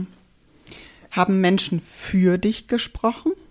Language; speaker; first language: German; native; German